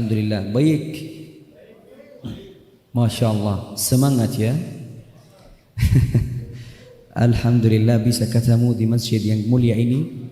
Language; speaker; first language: Indonesian; non-native, fluent; Arabic